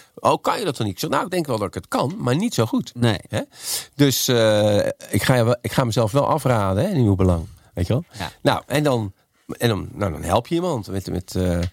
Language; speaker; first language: Dutch; native; Dutch